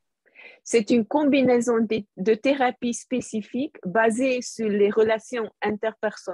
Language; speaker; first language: French; non-native, fluent; Hungarian